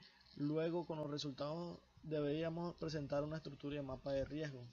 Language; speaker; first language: Spanish; native; Spanish